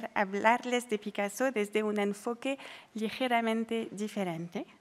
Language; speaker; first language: Spanish; non-native, fluent; French